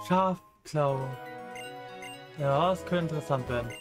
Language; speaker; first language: German; native; German